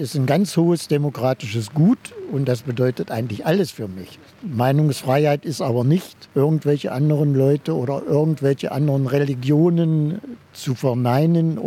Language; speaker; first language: German; native; German